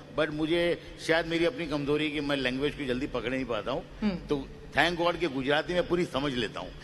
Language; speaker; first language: Hindi; native; Hindi